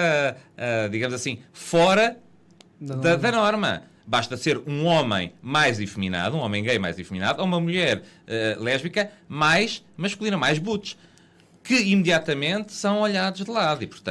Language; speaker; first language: Portuguese; native; Portuguese